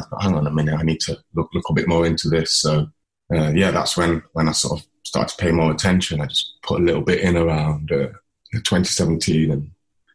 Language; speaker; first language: English; native; English